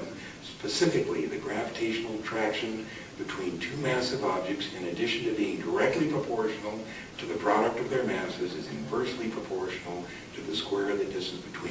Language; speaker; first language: English; native; English